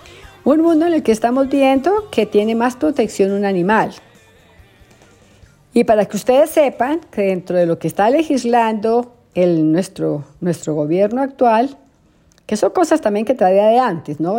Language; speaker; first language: Spanish; native; Spanish